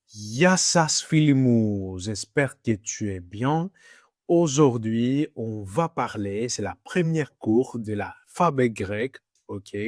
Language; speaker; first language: French; non-native, fluent; Greek